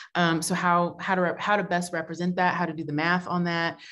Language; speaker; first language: English; native; English